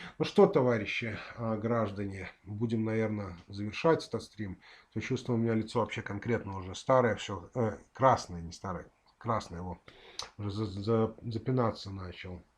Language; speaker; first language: Russian; native; Russian